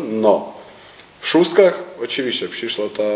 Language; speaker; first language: Polish; non-native, learner; Lithuanian